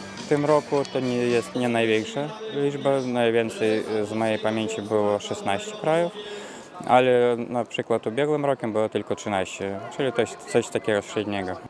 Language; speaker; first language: Polish; non-native, fluent; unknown